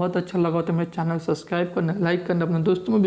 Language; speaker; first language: Hindi; native; Hindi